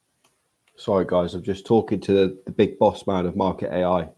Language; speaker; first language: English; native; English